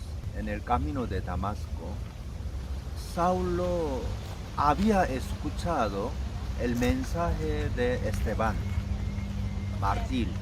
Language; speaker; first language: Spanish; non-native, learner; Korean